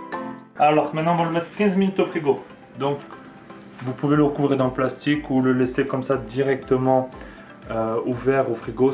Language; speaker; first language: French; native; French